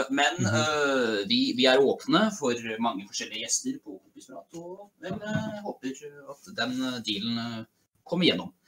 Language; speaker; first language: Norwegian; native; Norwegian